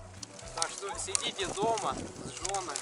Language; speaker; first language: Russian; native; Russian